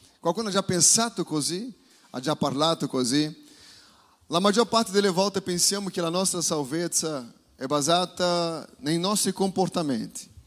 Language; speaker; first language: Italian; non-native, fluent; Portuguese